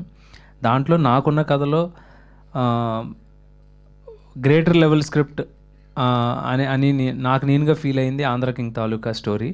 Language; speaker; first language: Telugu; native; Telugu